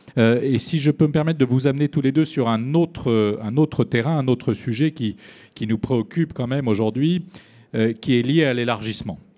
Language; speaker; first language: French; native; French